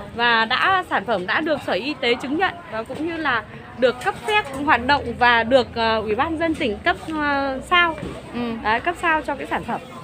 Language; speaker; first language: Vietnamese; non-native, local second language; Iu Mien